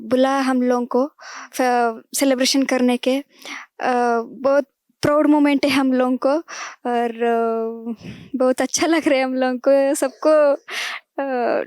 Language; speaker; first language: Hindi; non-native, local second language; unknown